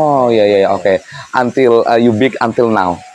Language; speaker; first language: English; non-native, learner; Indonesian